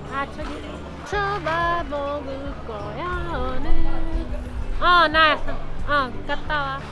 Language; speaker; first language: Korean; non-native, learner; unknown